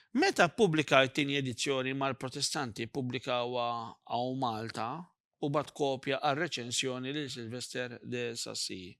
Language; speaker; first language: Maltese; native; Maltese